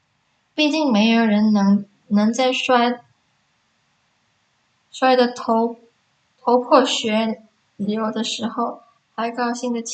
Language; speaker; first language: Chinese; non-native, fluent; Indonesian